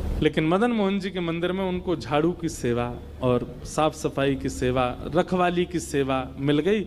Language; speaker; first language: Hindi; native; Hindi